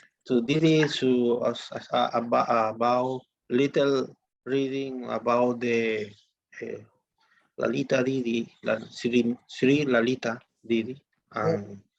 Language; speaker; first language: English; non-native, learner; Spanish